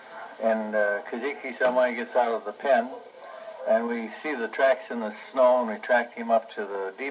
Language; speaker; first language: English; native; English